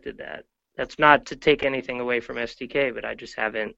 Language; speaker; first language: English; native; English